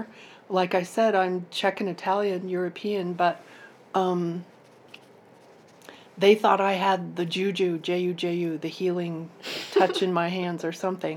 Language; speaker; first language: English; native; English